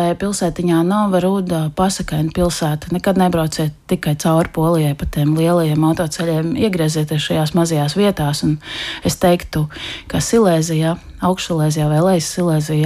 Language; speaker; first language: Latvian; native; Latvian